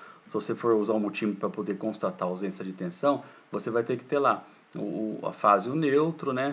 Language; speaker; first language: Portuguese; native; Portuguese